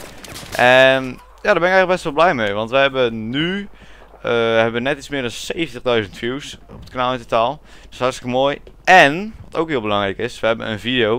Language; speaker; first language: Dutch; native; Dutch